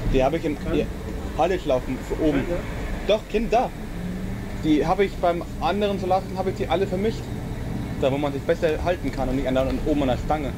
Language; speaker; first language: German; native; German